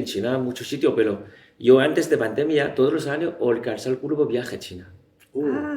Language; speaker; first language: Spanish; non-native, learner; Chinese